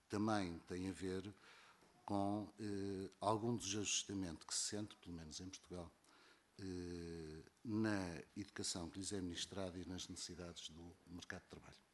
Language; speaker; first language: Portuguese; native; Portuguese